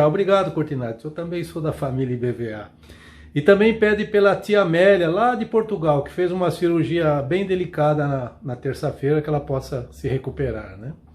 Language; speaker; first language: Portuguese; native; Portuguese